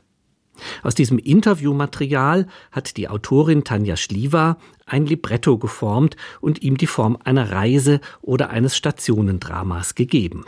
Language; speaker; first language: German; native; German